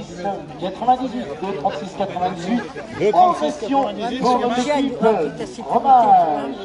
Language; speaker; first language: French; native; French